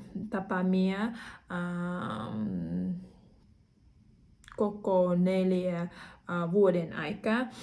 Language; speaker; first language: Finnish; non-native, learner; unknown